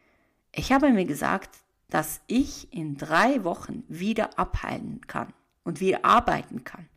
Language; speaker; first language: German; native; German